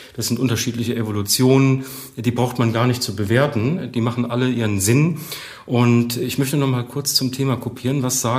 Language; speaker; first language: German; native; German